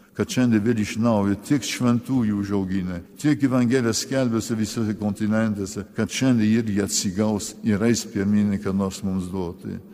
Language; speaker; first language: Lithuanian; early bilingual, heritage; Lithuanian